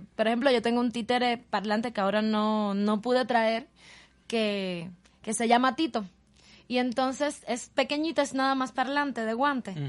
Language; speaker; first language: Spanish; native; Spanish